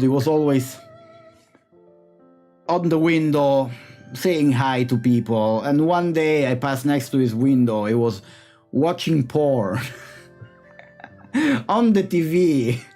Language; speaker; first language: English; non-native, fluent; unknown